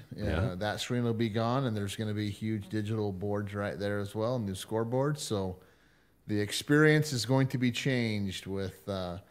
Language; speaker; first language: English; native; English